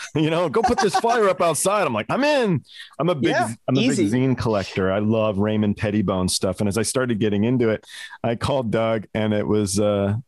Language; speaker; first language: English; native; English